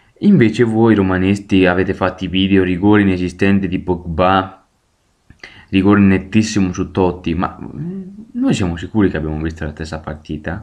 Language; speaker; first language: Italian; native; Italian